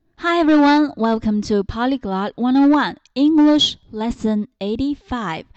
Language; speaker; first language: English; non-native, fluent; Chinese